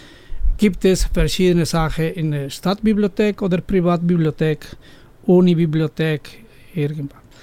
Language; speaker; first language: German; non-native, learner; Spanish